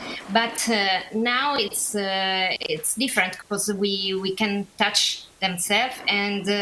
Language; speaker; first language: English; non-native, learner; Italian